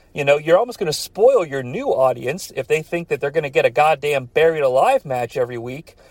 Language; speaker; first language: English; native; English